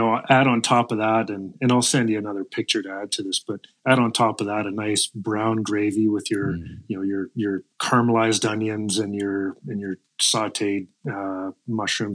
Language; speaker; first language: English; native; English